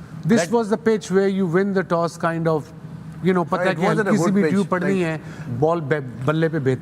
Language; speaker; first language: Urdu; native; Urdu